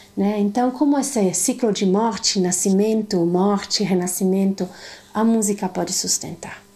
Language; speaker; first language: Portuguese; non-native, fluent; Italian